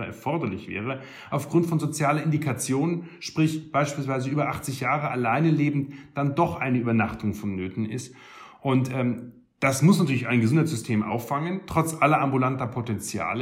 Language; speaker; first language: German; native; German